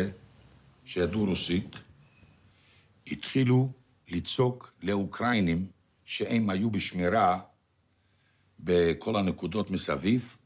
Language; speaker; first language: Hebrew; non-native, fluent; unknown